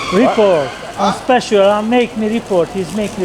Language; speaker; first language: English; non-native, learner; Hungarian